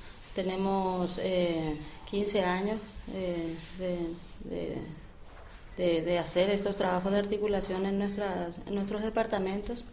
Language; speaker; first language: Spanish; native; Spanish